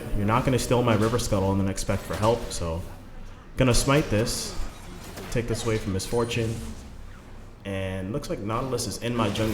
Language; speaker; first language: English; native; English